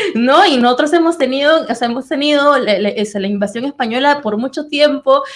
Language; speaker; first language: Spanish; native; Spanish